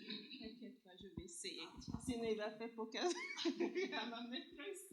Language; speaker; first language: French; non-native, learner; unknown